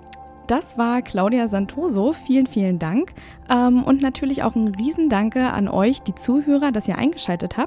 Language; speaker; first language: German; native; German